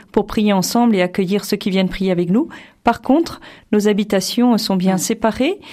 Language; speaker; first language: French; native; French